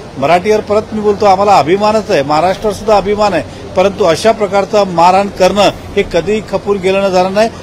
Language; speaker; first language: Marathi; non-native, local second language; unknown